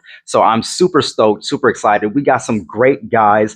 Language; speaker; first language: English; native; English